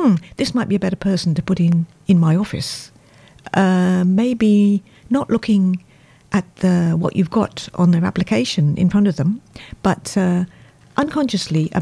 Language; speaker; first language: English; native; English